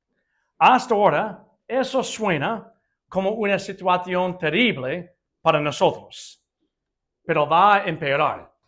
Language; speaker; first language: Spanish; non-native, fluent; English